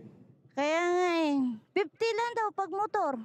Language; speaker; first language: Filipino; native; Filipino